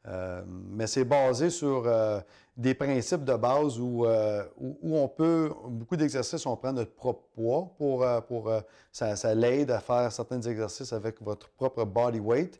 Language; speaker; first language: French; native; French